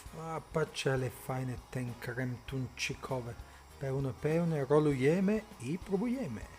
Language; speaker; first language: Polish; non-native, learner; Italian